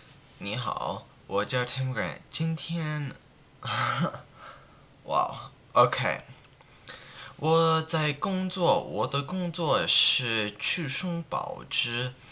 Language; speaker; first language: Chinese; non-native, learner; English